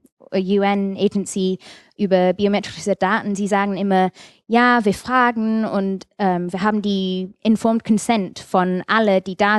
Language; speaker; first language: German; non-native, fluent; English